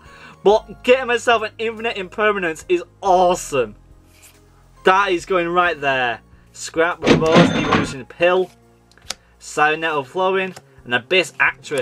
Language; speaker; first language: English; native; English